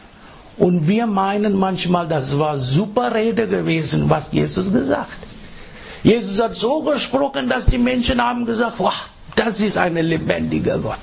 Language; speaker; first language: German; non-native, fluent; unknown